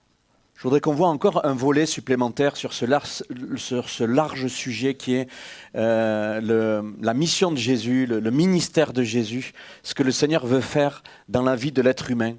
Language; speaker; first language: French; native; French